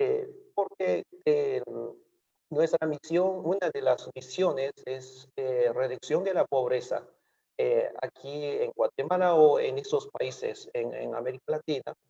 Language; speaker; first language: Spanish; non-native, fluent; Japanese